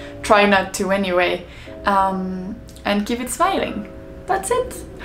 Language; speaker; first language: English; non-native, fluent; French